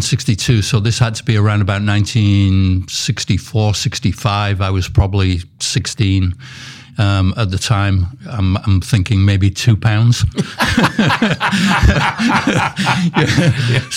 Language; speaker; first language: English; native; English